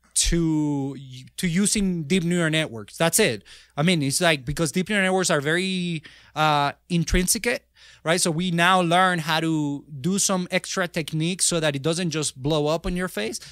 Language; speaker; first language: English; non-native, fluent; Spanish